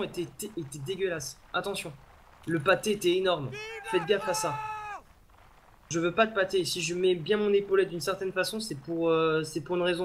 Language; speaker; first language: French; native; French